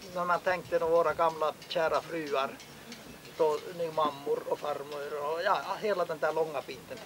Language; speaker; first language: Swedish; non-native, local second language; Finnish